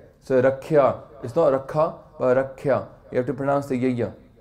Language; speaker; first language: English; early bilingual, other home language; Punjabi